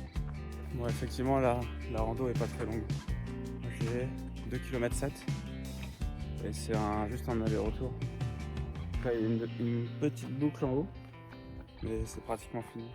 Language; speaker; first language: French; native; French